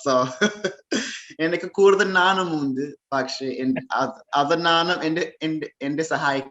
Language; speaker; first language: Malayalam; non-native, learner; English